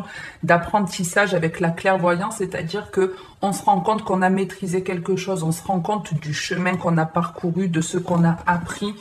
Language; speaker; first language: French; native; French